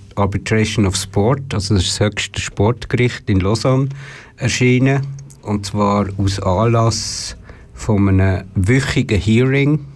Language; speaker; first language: German; native; German